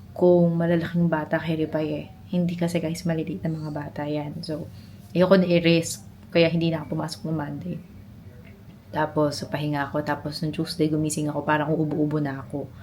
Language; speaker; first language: Filipino; native; Filipino